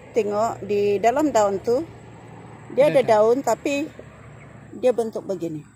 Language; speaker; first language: Malay; non-native, local second language; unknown